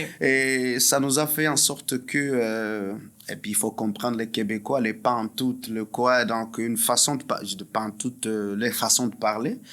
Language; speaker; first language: French; non-native, local second language; Swahili